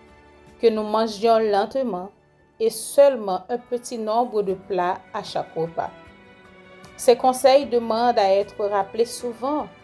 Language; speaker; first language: French; non-native, local second language; Haitian Creole